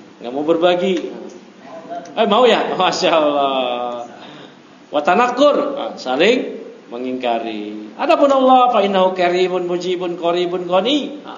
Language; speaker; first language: Indonesian; native; Indonesian